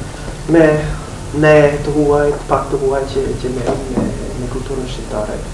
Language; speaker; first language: Albanian; non-native, fluent; English